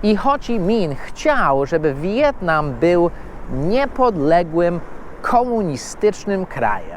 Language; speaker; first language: Polish; non-native, fluent; English